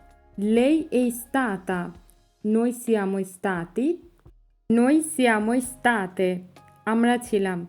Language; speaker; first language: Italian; non-native, fluent; Bangla